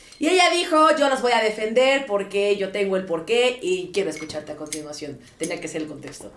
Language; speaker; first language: Spanish; native; Spanish